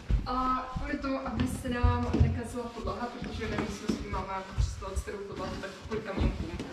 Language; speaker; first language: Czech; native; Czech